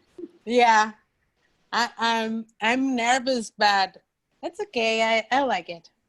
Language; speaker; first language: English; non-native, learner; Spanish